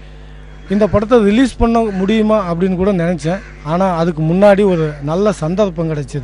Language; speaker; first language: Tamil; native; Tamil